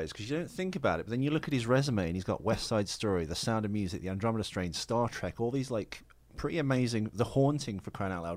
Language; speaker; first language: English; native; English